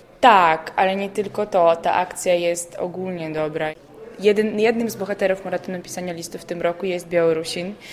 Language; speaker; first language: Polish; non-native, fluent; Belarusian